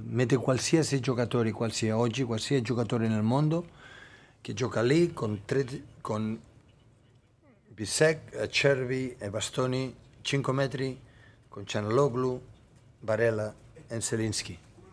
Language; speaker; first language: Italian; non-native, fluent; Catalan